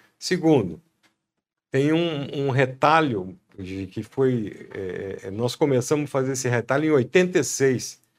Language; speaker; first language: Portuguese; native; Portuguese